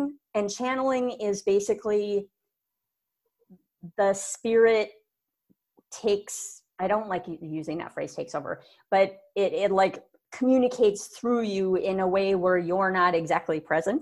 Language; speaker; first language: English; native; English